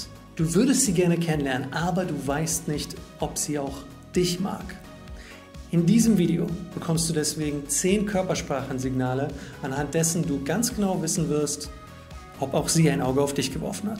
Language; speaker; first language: German; native; German